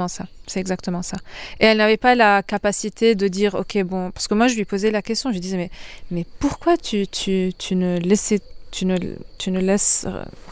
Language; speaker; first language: French; non-native, local second language; Arabic